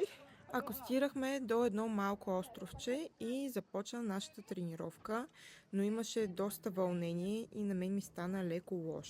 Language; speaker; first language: Bulgarian; native; Bulgarian